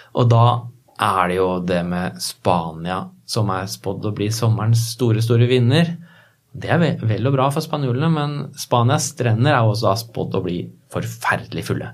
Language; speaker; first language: Norwegian; native; Norwegian